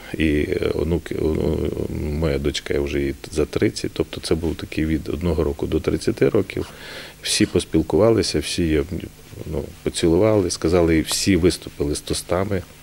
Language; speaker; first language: Ukrainian; native; Ukrainian